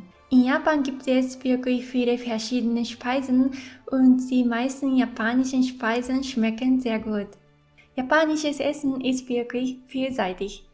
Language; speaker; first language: German; non-native, fluent; Japanese